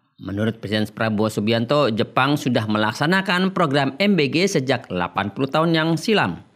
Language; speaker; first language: Indonesian; native; Indonesian